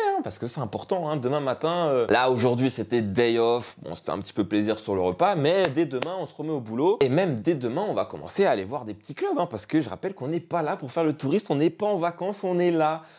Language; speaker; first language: French; native; French